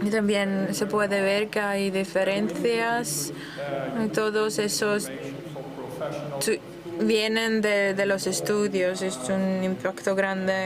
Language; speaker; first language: Spanish; non-native, fluent; Dutch